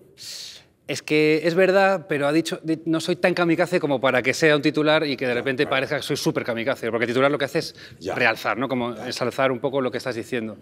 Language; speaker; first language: Spanish; native; Spanish